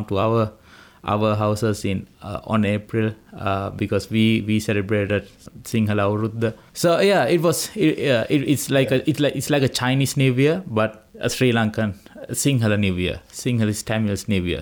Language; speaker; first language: English; non-native, local second language; Sinhala